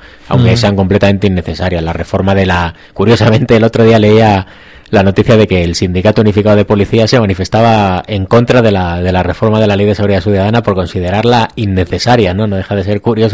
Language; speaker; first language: Spanish; native; Spanish